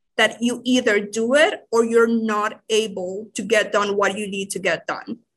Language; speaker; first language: English; non-native, fluent; Spanish